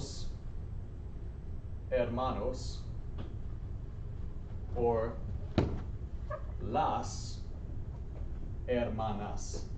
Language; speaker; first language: Spanish; non-native, fluent; English